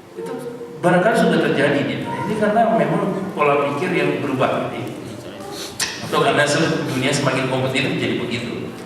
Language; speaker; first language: Indonesian; native; Indonesian